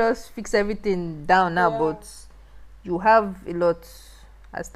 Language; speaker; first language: English; non-native, local second language; Yoruba